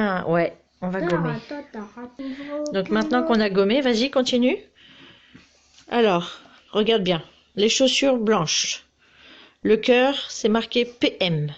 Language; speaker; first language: French; native; French